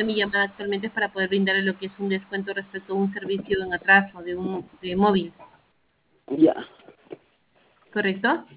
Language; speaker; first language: Spanish; native; Spanish